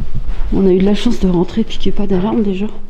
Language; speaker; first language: French; native; French